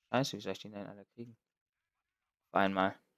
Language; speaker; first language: German; native; German